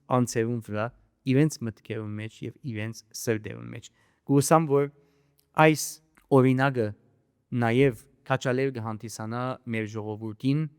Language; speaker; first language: Armenian; early bilingual, heritage; Armenian